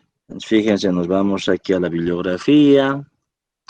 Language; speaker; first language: Spanish; native; Spanish